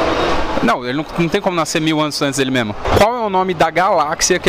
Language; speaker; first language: Portuguese; native; Portuguese